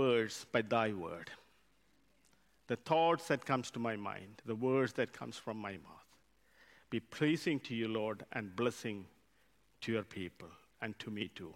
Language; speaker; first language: English; non-native, local second language; Malayalam